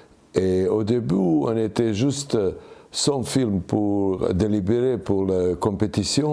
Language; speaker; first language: French; non-native, learner; Serbian